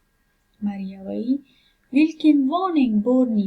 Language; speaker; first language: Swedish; non-native, fluent; Pashto